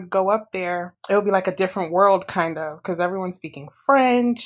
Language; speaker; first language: English; native; English